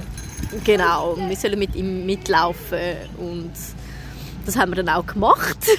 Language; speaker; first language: German; native; German